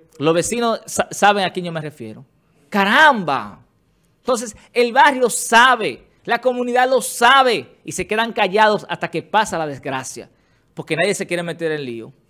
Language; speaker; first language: Spanish; native; Spanish